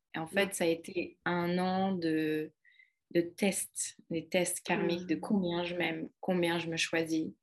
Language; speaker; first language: French; native; French